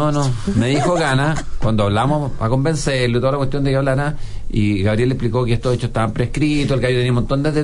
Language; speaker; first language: Spanish; native; Spanish